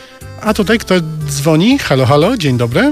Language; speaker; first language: Polish; native; Polish